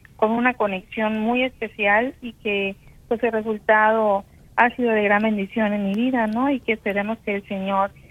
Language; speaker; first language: Spanish; native; Spanish